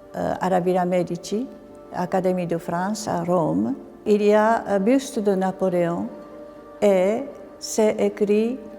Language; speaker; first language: French; non-native, fluent; Japanese